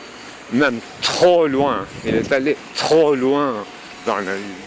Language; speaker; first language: French; non-native, fluent; Turkish